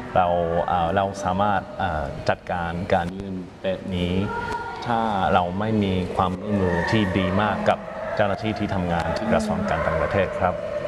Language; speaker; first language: Thai; non-native, fluent; English